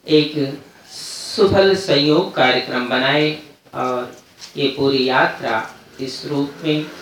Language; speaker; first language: Hindi; native; Hindi